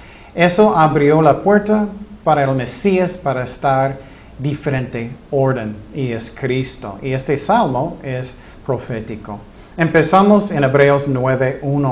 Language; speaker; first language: Spanish; non-native, fluent; English